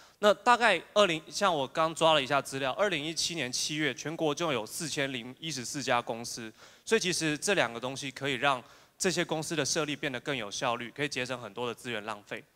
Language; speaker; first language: Chinese; native; Chinese